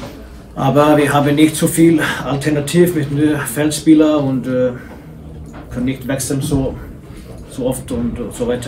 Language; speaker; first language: German; non-native, learner; Swedish